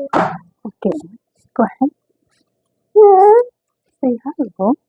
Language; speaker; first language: English; non-native, fluent; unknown